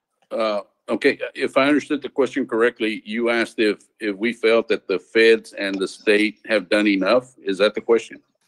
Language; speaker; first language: English; early bilingual, other home language; Spanish